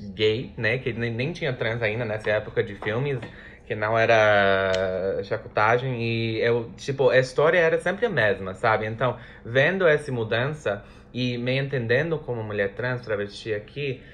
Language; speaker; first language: Portuguese; non-native, fluent; English